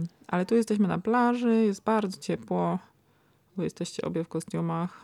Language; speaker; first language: Polish; native; Polish